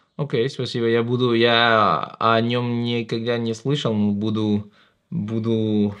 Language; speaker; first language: Russian; non-native, fluent; Spanish